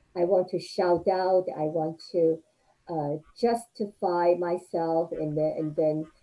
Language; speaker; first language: English; non-native, fluent; Chinese